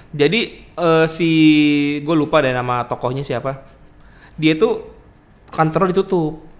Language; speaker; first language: Indonesian; native; Indonesian